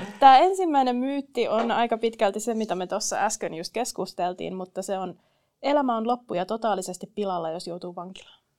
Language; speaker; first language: Finnish; native; Finnish